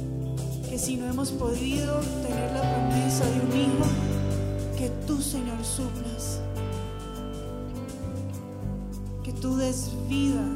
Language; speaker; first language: Spanish; native; Spanish